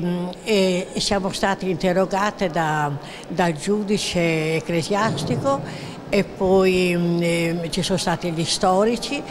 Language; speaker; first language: Italian; native; Italian